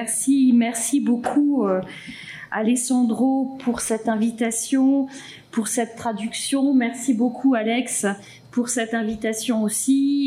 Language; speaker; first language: French; native; French